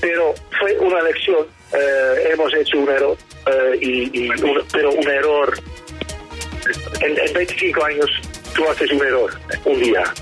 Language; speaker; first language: Spanish; non-native, learner; Dutch